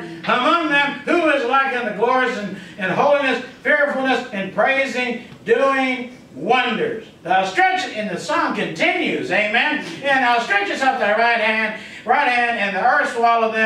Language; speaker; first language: English; native; English